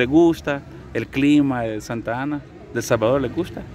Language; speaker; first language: Spanish; native; Spanish